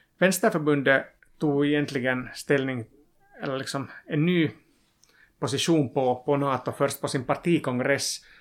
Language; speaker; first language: Swedish; non-native, local second language; Finnish